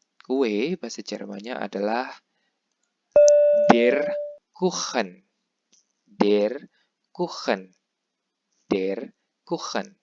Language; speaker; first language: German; non-native, fluent; Indonesian